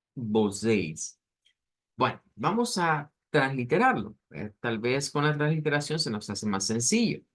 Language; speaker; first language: Spanish; native; Spanish